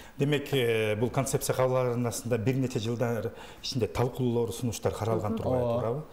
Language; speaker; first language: Kyrgyz; native; Kyrgyz